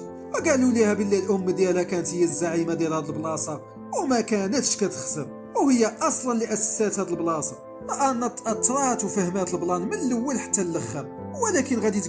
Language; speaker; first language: Arabic; native; Arabic